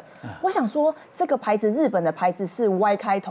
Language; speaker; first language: Chinese; native; Chinese